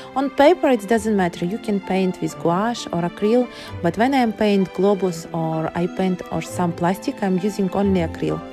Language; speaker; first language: English; non-native, learner; Ukrainian